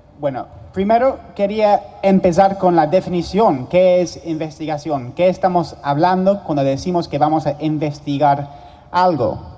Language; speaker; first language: Spanish; non-native, fluent; English